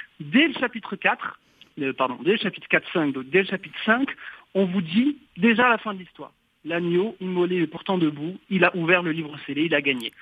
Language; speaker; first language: French; native; French